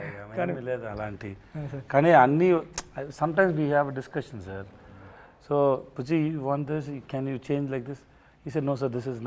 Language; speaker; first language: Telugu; non-native, learner; Tamil